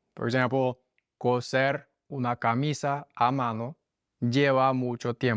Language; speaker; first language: Spanish; non-native, fluent; English